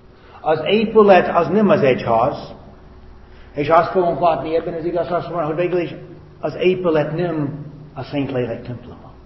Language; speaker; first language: Hungarian; non-native, fluent; English